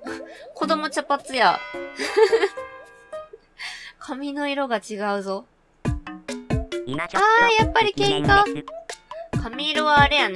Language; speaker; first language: Japanese; native; Japanese